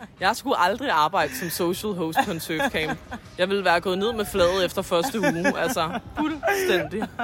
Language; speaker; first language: Danish; native; Danish